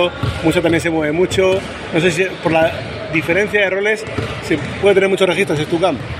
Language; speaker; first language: Spanish; native; Spanish